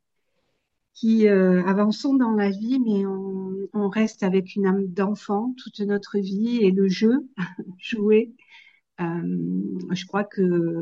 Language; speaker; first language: French; native; French